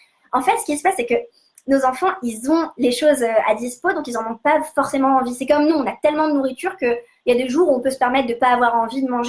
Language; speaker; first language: French; native; French